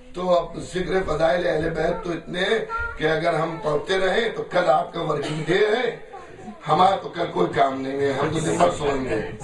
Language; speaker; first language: Urdu; native; Urdu